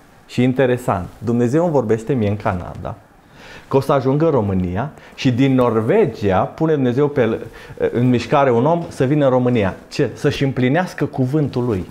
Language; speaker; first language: Romanian; native; Romanian